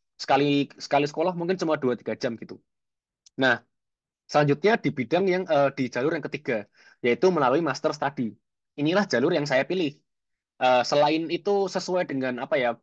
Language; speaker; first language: Indonesian; native; Indonesian